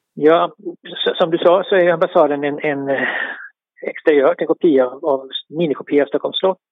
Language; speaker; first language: Swedish; native; Swedish